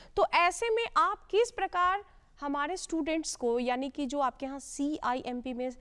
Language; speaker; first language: Hindi; native; Hindi